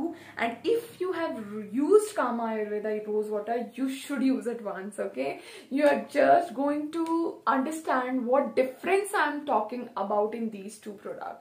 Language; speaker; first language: English; non-native, local second language; Hindi